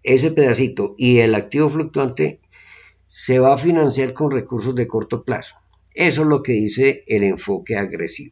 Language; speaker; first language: Spanish; native; Spanish